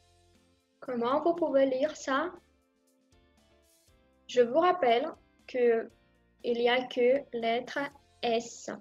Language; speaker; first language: French; non-native, fluent; Russian